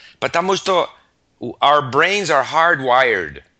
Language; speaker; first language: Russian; non-native, learner; English